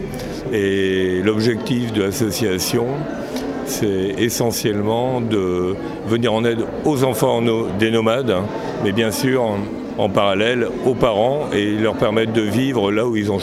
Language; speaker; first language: French; native; French